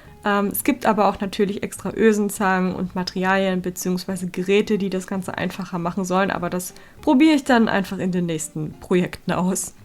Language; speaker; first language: German; native; German